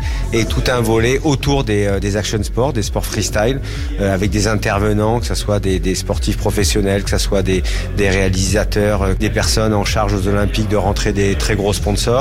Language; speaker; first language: French; native; French